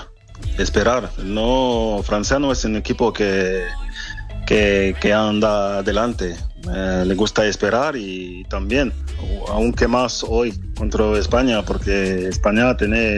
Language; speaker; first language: Spanish; non-native, fluent; French